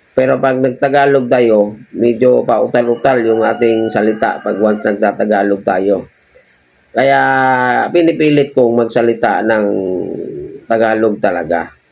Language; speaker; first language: Filipino; non-native, local second language; Cebuano